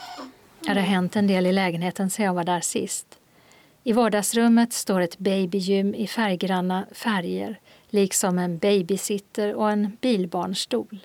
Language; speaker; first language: Swedish; native; Swedish